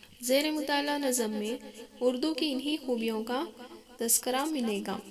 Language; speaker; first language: Urdu; native; Urdu